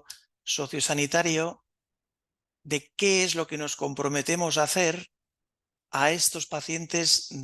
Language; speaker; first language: Spanish; native; Spanish